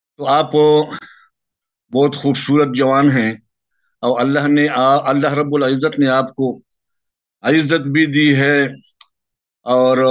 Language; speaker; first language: Urdu; non-native, local second language; Pashto